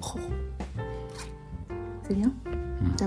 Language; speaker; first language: French; non-native, learner; Chinese